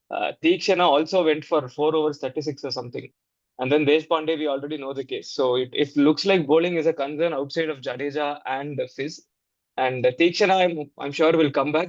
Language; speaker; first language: English; non-native, local second language; Tamil